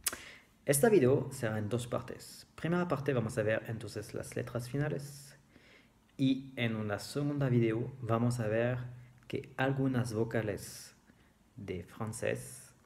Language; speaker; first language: Spanish; non-native, fluent; French